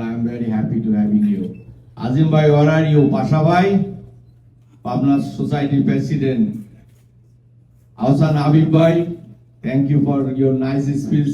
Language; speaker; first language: English; non-native, local second language; Bangla